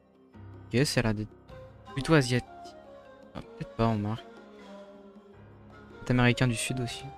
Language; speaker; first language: French; native; French